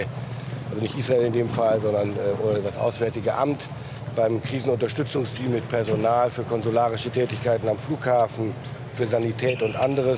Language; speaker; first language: German; native; German